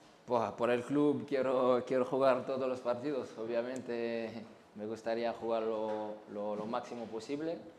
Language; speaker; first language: Spanish; non-native, learner; French